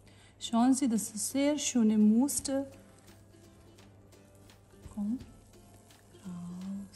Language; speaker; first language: German; non-native, learner; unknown